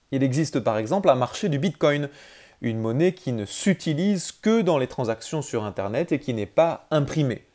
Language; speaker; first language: French; native; French